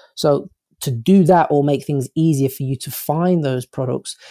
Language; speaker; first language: English; native; English